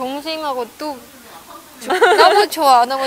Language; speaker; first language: Korean; non-native, fluent; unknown